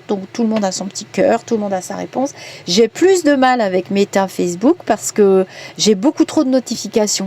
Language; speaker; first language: French; native; French